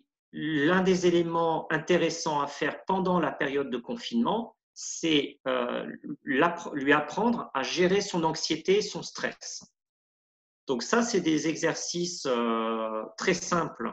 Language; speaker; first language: French; native; French